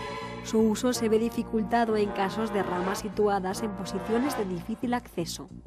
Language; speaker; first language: Spanish; native; Spanish